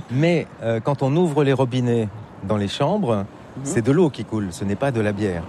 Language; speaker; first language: French; native; French